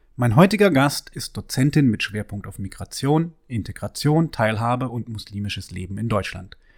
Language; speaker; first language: German; native; German